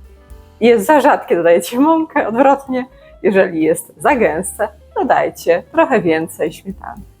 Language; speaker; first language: Polish; native; Polish